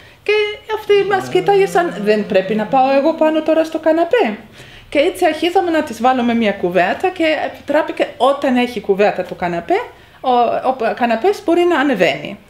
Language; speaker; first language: Greek; non-native, fluent; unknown